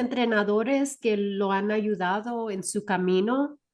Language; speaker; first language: Spanish; early bilingual, heritage; Spanish